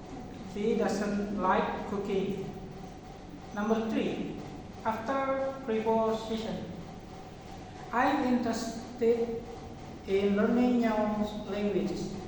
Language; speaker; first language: English; non-native, learner; Indonesian